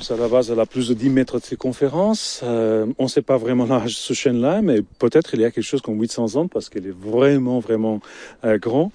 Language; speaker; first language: French; non-native, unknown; Portuguese